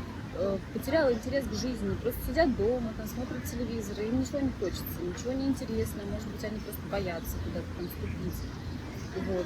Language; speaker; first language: Russian; native; Russian